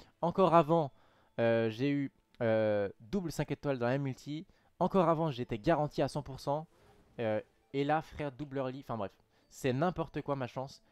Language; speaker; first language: French; native; French